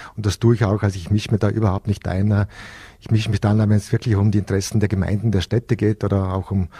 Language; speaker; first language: German; native; German